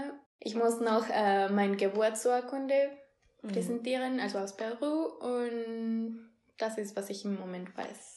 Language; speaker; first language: German; non-native, fluent; Spanish